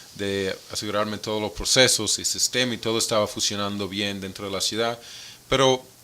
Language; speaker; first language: Spanish; early bilingual, other home language; English